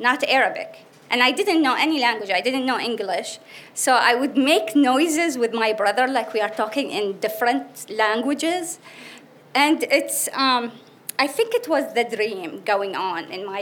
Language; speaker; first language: English; non-native, fluent; Arabic